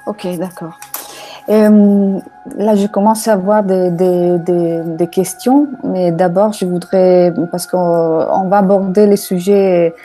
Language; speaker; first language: French; non-native, fluent; Italian